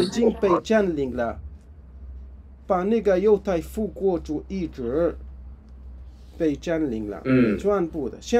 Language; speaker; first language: Chinese; non-native, fluent; Arabic